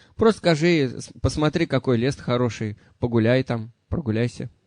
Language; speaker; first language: Russian; native; Russian